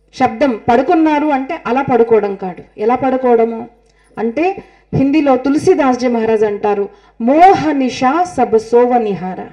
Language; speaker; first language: Telugu; non-native, local second language; Marathi